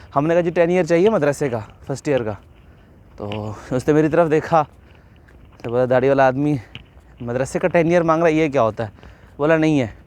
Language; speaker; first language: Urdu; native; Urdu